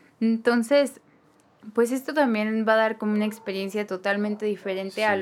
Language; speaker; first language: Spanish; native; Spanish